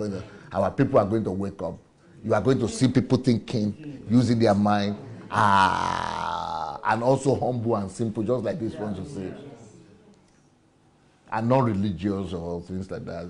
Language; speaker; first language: English; non-native, local second language; Yoruba